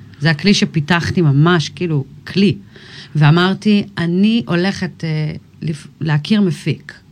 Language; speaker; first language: Hebrew; early bilingual, other home language; English